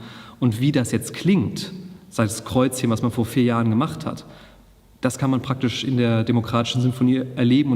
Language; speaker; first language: German; native; German